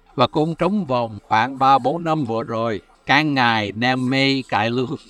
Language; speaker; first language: Vietnamese; non-native, fluent; English